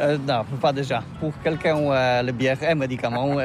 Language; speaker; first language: French; non-native, learner; Polish